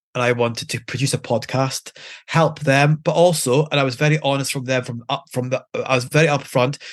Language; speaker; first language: English; native; English